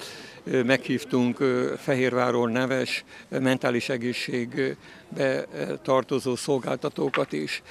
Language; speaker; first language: Hungarian; native; Hungarian